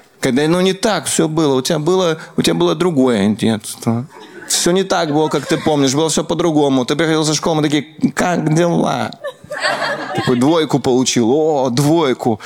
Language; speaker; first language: Russian; native; Russian